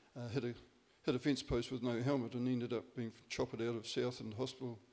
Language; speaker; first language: English; native; English